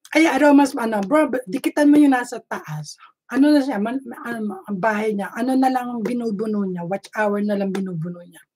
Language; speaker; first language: Filipino; native; Filipino